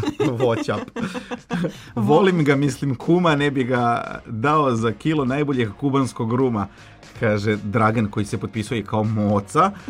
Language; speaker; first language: Serbian; non-native, local second language; Hungarian